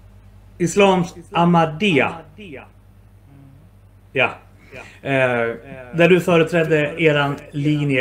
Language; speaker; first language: Swedish; native; Swedish